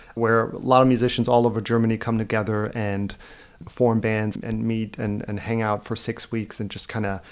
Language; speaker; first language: English; non-native, fluent; German